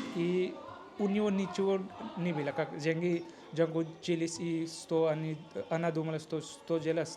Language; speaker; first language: Russian; non-native, learner; Hindi